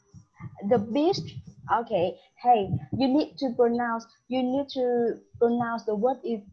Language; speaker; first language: English; non-native, learner; Vietnamese